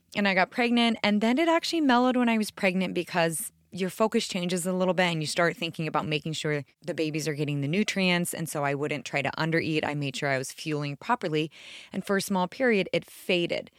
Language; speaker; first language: English; native; English